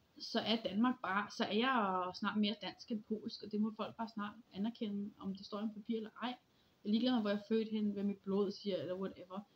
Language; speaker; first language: Danish; early bilingual, other home language; Polish